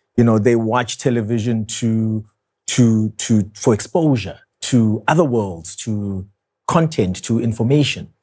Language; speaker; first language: English; non-native, local second language; Zulu